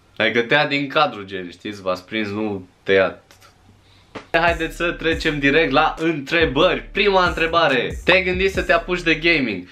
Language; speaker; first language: Romanian; early bilingual, other home language; Chinese